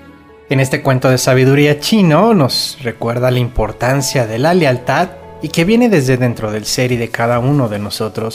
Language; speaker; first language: Spanish; native; Spanish